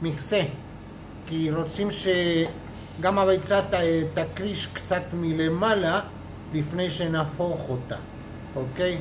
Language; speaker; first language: Hebrew; non-native, fluent; Spanish